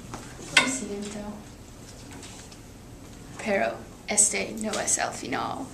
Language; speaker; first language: Spanish; non-native, learner; English